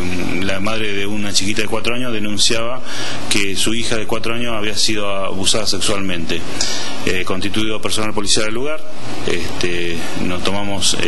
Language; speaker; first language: Spanish; native; Spanish